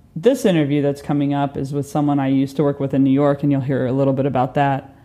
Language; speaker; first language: English; native; English